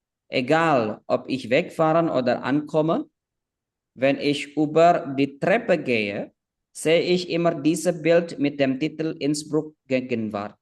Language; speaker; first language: German; non-native, fluent; Indonesian